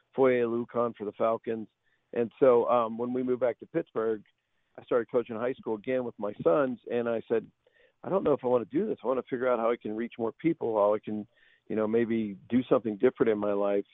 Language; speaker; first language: English; native; English